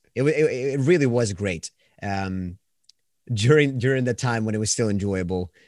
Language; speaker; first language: English; non-native, fluent; Swedish